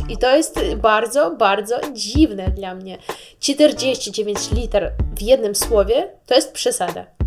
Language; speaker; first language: Polish; non-native, learner; Russian